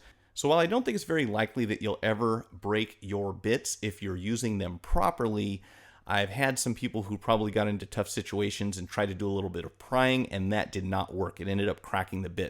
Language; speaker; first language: English; native; English